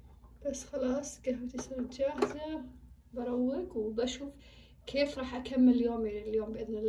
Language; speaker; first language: Arabic; native; Arabic